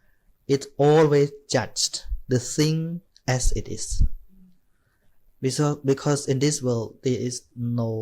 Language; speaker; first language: English; non-native, learner; Khmer